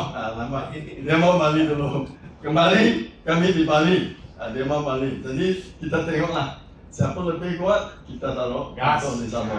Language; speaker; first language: Malay; non-native, local second language; Chinese